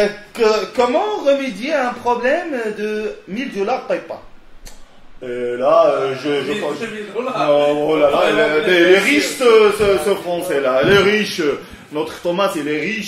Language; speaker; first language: French; non-native, local second language; Arabic